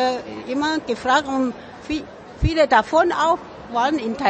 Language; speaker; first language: German; non-native, fluent; Min Nan Chinese